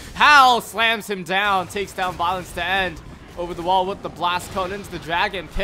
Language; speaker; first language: English; native; English